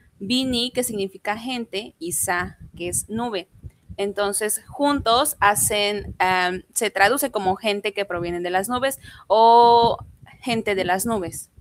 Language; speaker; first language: Spanish; non-native, local second language; Zapotec